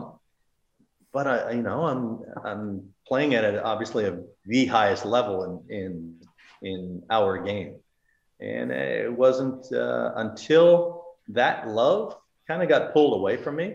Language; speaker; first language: English; native; English